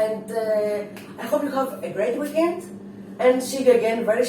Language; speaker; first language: English; non-native, fluent; Greek